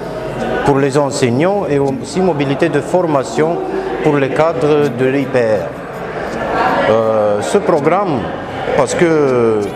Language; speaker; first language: French; non-native, fluent; Romanian